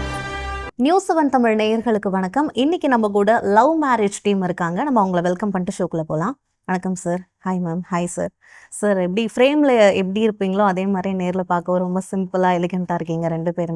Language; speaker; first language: Tamil; native; Tamil